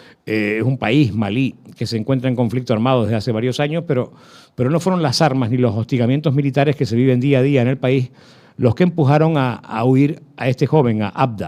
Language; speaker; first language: Spanish; native; Spanish